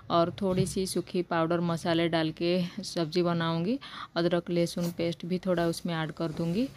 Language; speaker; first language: Hindi; non-native, local second language; Odia